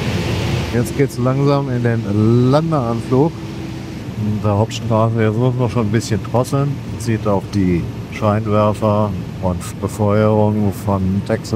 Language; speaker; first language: German; native; German